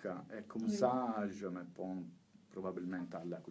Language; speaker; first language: French; non-native, learner; Italian